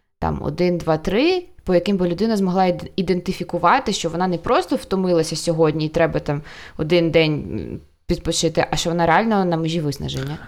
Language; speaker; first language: Ukrainian; non-native, local second language; Russian